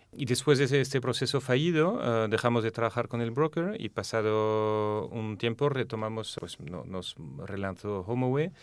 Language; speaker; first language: Spanish; non-native, fluent; French